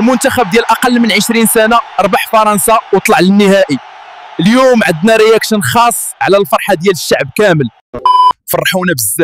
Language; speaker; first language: Arabic; native; Arabic